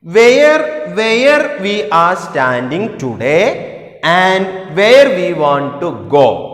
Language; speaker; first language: English; non-native, local second language; Malayalam